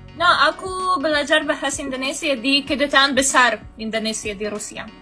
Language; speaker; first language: Indonesian; non-native, fluent; Russian